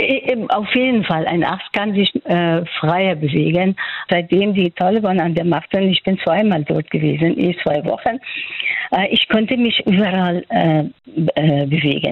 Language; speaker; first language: German; non-native, fluent; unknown